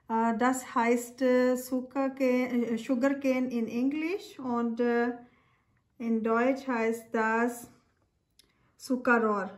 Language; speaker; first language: German; non-native, learner; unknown